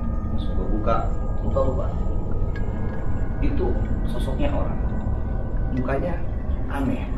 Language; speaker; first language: Indonesian; native; Indonesian